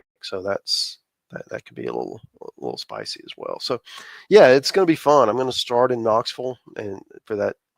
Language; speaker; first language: English; native; English